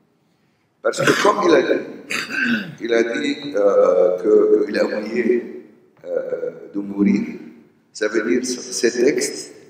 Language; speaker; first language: French; non-native, local second language; Arabic